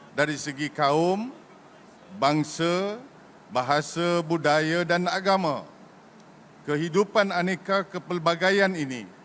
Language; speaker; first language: Malay; native; Malay